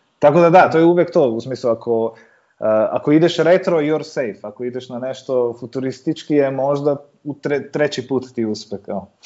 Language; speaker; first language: Serbian; early bilingual, heritage; Serbian